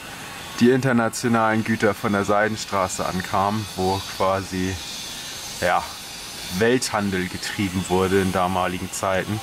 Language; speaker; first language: German; native; German